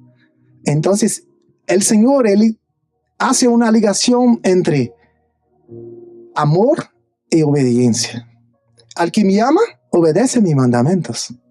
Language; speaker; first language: Spanish; non-native, fluent; Portuguese